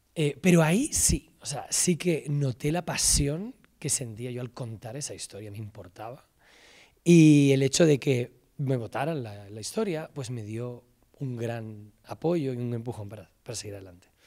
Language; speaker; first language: Spanish; native; Spanish